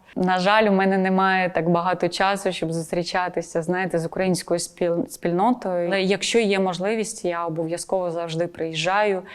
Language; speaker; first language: Ukrainian; non-native, local second language; Russian